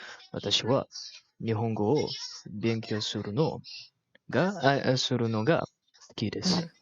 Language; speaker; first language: Japanese; non-native, learner; Malay